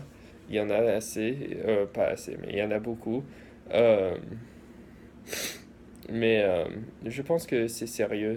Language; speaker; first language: French; early bilingual, heritage; English